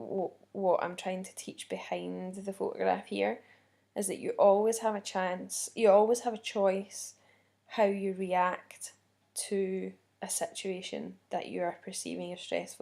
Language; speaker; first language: English; native; English